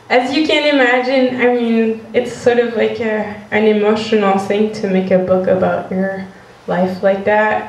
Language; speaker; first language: English; non-native, fluent; French